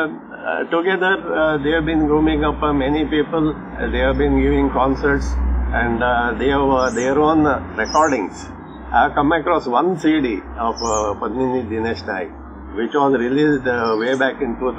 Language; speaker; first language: English; non-native, local second language; Konkani